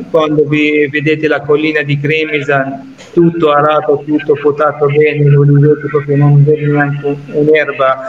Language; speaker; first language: Italian; non-native, fluent; Arabic